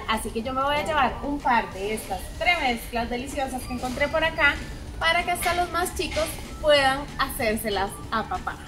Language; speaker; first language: Spanish; native; Spanish